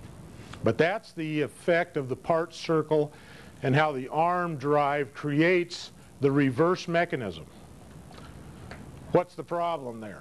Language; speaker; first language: English; native; English